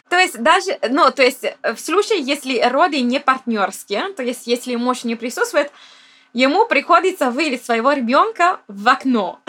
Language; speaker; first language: Russian; non-native, fluent; Italian